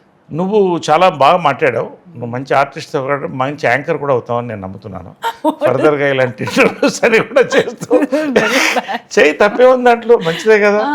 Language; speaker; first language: Telugu; native; Telugu